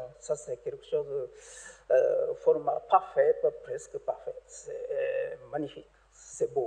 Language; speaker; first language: French; non-native, learner; Japanese